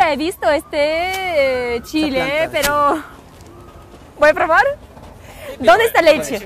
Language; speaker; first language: Spanish; non-native, fluent; Russian